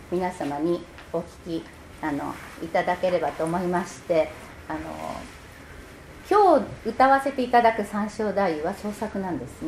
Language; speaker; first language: Japanese; native; Japanese